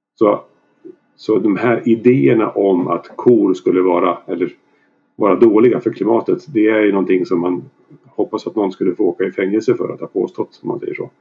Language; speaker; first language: Swedish; native; Swedish